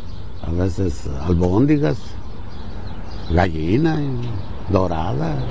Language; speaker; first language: Spanish; native; Spanish